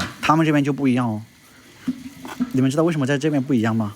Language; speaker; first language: Chinese; native; Chinese